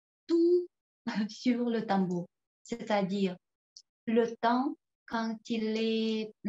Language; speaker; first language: French; non-native, fluent; Tuvinian